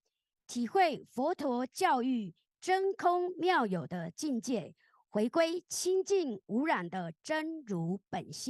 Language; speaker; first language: Chinese; native; Chinese